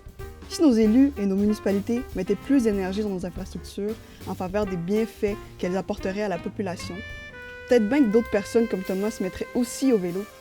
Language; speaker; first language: French; native; French